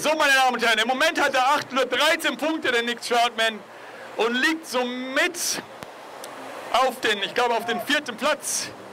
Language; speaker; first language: German; native; German